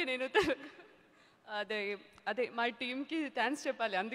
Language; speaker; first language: Telugu; non-native, learner; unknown